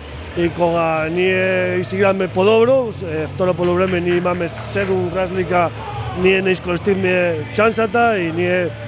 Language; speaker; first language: Macedonian; non-native, fluent; Spanish